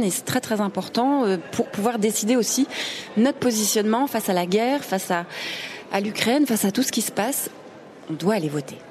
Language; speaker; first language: French; native; French